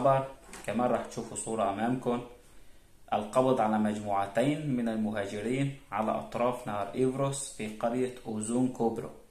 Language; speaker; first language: Arabic; native; Arabic